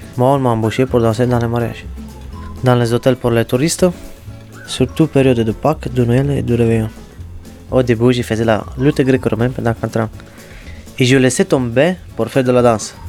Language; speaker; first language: French; non-native, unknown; Romanian